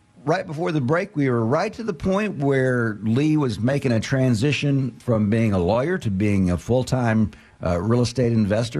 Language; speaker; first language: English; native; English